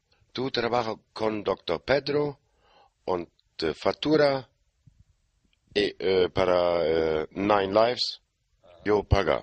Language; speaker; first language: Spanish; non-native, learner; German